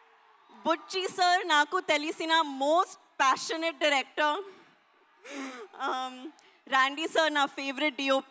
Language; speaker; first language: Telugu; non-native, learner; Hindi